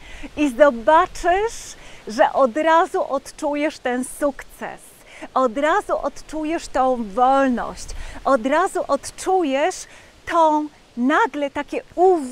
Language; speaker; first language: Polish; native; Polish